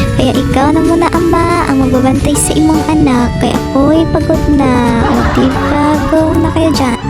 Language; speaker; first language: Filipino; non-native, local second language; Hiligaynon